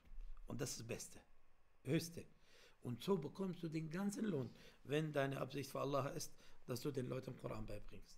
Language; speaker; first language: German; non-native, fluent; Arabic